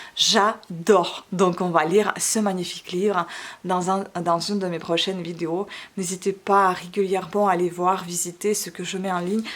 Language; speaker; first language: French; non-native, fluent; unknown